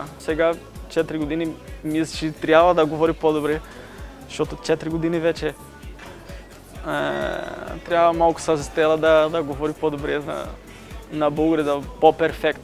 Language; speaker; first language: Bulgarian; non-native, learner; Portuguese